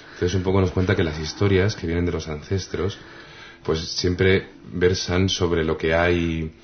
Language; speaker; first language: Spanish; native; Spanish